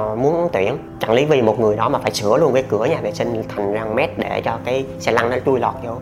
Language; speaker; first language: Vietnamese; native; Vietnamese